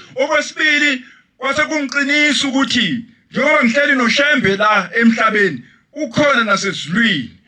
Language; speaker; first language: Zulu; native; Zulu